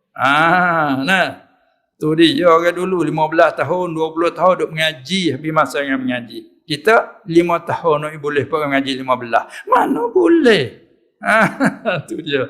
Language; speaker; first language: Malay; native; Malay